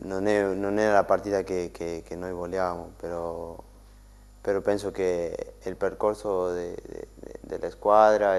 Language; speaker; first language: Italian; non-native, learner; Spanish